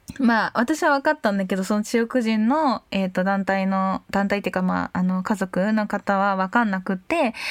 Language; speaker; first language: Japanese; native; Japanese